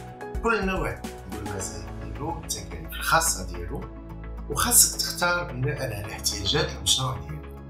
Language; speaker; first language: Arabic; native; Arabic